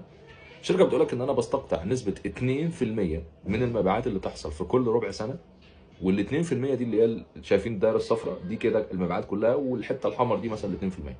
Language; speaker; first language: Arabic; native; Arabic